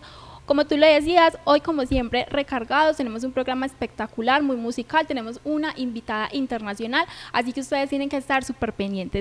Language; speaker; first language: Spanish; native; Spanish